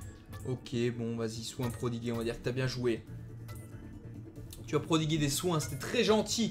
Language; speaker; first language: French; native; French